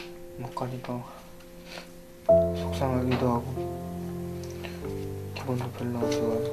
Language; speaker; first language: Korean; early bilingual, other home language; Uzbek